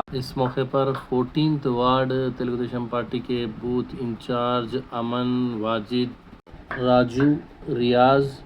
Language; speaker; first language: Urdu; native; Urdu